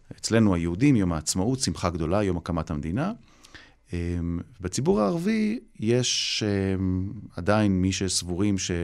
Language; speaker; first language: Hebrew; native; Hebrew